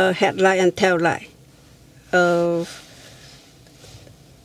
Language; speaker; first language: English; non-native, learner; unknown